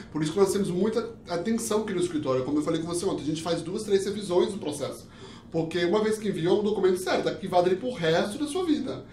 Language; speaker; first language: Portuguese; early bilingual, heritage; Portuguese